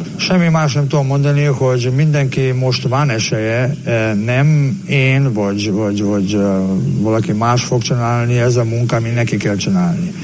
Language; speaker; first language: Hungarian; non-native, learner; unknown